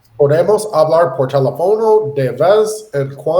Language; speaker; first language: Spanish; non-native, learner; English